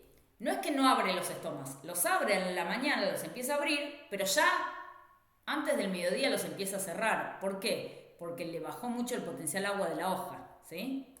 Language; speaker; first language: Spanish; native; Spanish